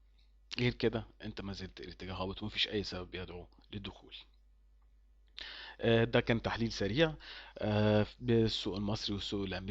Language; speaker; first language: Arabic; native; Arabic